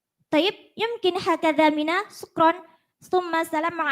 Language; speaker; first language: Arabic; non-native, learner; Indonesian